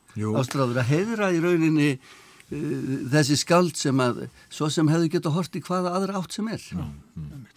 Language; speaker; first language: Icelandic; native; Icelandic